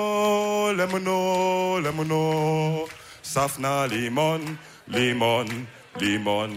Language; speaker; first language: German; early bilingual, other home language; Wolof